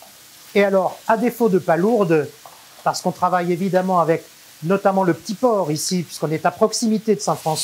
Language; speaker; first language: French; native; French